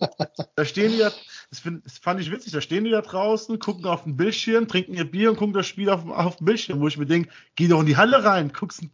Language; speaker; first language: German; native; German